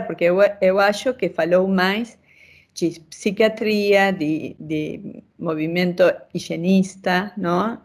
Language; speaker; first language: Portuguese; non-native, fluent; Spanish